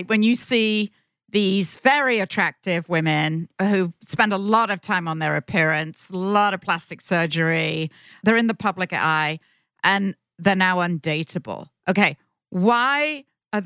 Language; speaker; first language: English; native; English